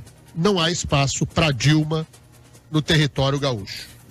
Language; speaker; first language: Portuguese; native; Portuguese